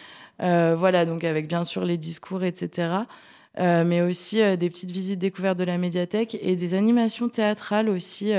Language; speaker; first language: French; native; French